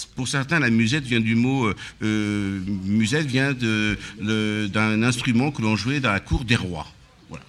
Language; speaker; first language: French; native; French